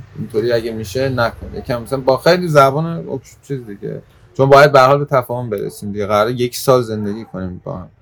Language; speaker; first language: Persian; non-native, local second language; Azerbaijani